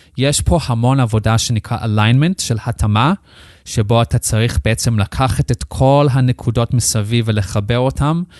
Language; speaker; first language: Hebrew; non-native, fluent; English